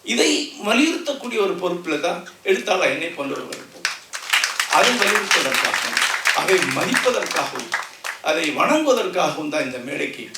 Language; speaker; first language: Tamil; non-native, local second language; Malayalam